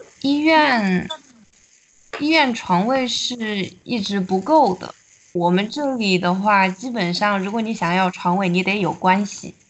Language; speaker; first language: Chinese; native; Chinese